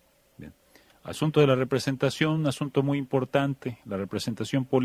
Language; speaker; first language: Spanish; native; Spanish